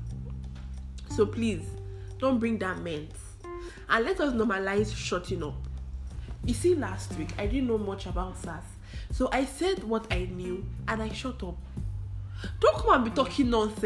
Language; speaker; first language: English; non-native, local second language; Igbo